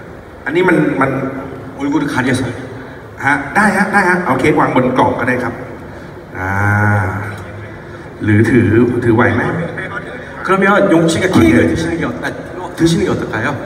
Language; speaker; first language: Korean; non-native, fluent; Thai